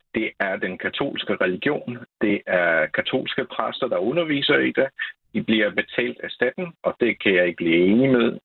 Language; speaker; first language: Danish; non-native, fluent; Polish